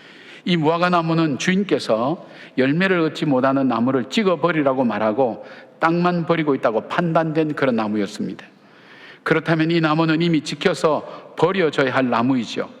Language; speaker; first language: Korean; native; Korean